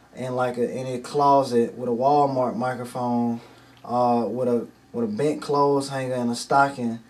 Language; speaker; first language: English; native; English